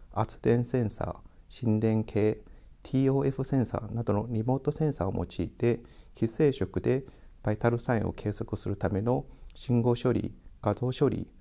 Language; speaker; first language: Japanese; non-native, fluent; Chinese